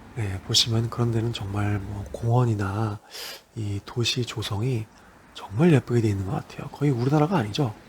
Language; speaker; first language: Korean; native; Korean